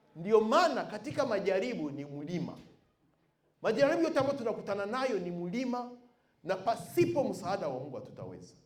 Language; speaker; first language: Swahili; non-native, local second language; Bembe